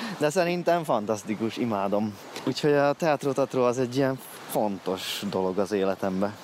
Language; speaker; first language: Hungarian; native; Hungarian